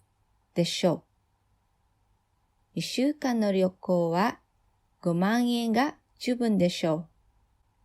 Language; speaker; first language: Japanese; non-native, fluent; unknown